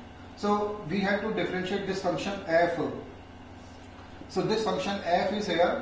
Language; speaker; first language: English; non-native, local second language; Hindi